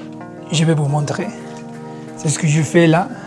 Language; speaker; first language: French; non-native, learner; Spanish